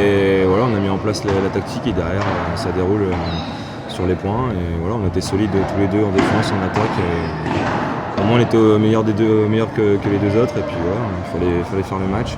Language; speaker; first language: French; native; French